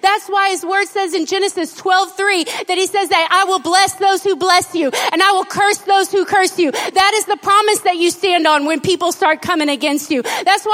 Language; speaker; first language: English; native; English